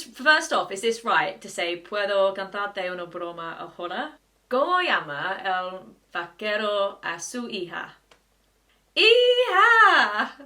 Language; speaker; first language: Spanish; non-native, learner; English